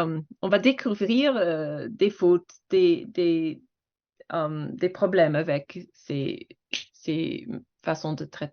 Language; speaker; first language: French; non-native, fluent; English